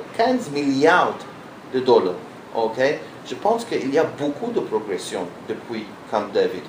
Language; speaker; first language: French; non-native, learner; Hebrew